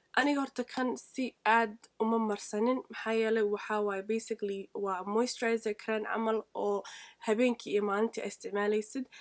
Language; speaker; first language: Somali; early bilingual, heritage; Somali